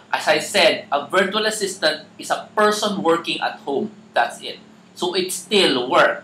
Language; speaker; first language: English; non-native, local second language; Filipino